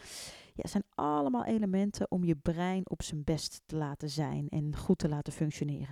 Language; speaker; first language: Dutch; native; Dutch